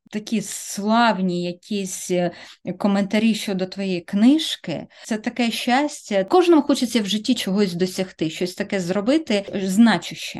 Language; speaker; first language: Ukrainian; native; Ukrainian